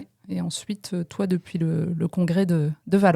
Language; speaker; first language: French; native; French